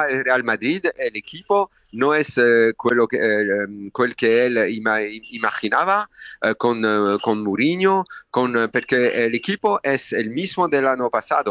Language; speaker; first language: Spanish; non-native, learner; French